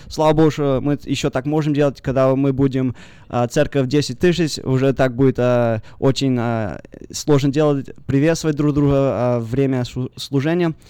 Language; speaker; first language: Russian; early bilingual, heritage; Russian